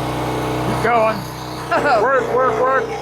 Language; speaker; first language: English; native; English